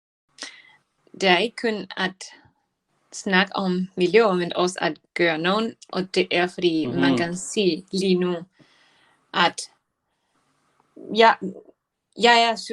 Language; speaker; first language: Danish; non-native, learner; Spanish